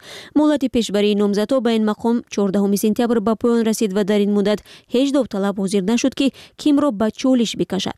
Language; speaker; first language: Persian; native; Persian